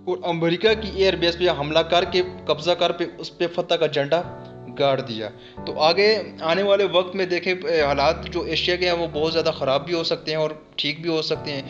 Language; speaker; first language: Hindi; non-native, local second language; Punjabi